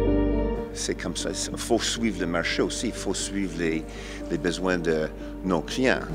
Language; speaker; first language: French; non-native, fluent; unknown